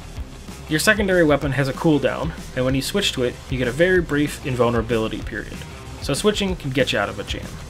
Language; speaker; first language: English; native; English